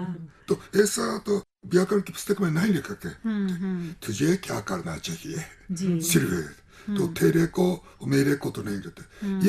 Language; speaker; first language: Hindi; non-native, fluent; Japanese